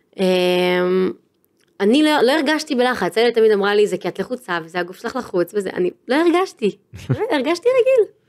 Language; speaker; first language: Hebrew; native; Hebrew